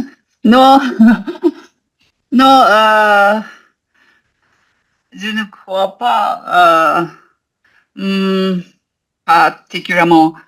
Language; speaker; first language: French; non-native, learner; Japanese